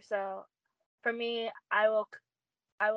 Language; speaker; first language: English; native; English